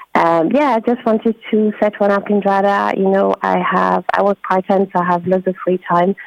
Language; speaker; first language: English; non-native, fluent; French